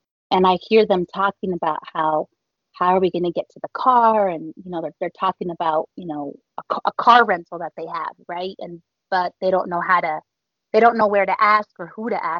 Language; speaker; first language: English; early bilingual, other home language; Spanish